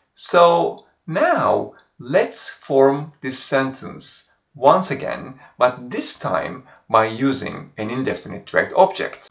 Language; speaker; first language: English; non-native, fluent; Turkish